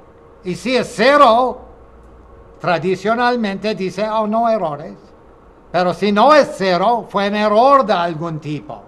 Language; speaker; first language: Spanish; non-native, fluent; English